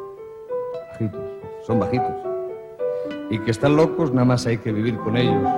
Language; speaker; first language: Spanish; native; Spanish